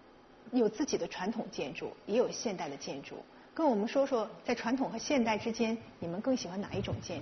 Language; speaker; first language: Chinese; native; Chinese